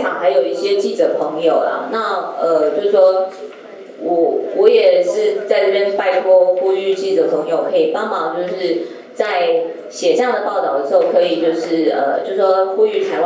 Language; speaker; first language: Chinese; native; Chinese